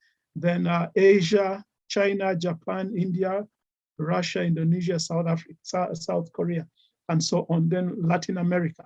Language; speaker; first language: English; non-native, local second language; Ganda